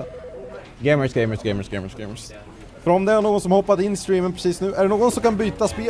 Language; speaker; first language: Swedish; native; Swedish